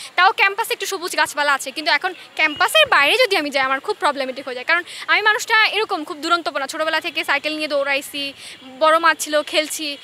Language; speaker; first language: Bangla; non-native, local second language; Chakma